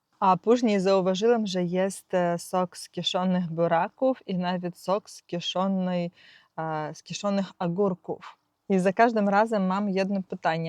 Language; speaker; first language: Polish; non-native, learner; Ukrainian